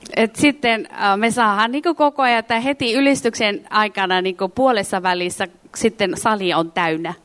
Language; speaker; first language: Finnish; non-native, fluent; Nepali